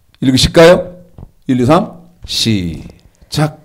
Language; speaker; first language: Korean; native; Korean